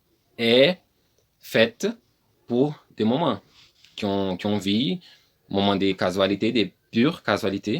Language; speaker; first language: French; non-native, learner; Portuguese